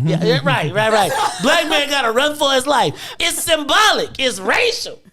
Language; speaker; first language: English; native; English